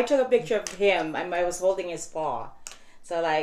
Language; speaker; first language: English; non-native, local second language; Cebuano